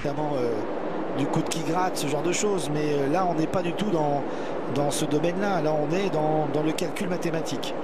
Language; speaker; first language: French; native; French